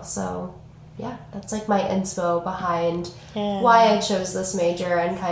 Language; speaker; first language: English; native; English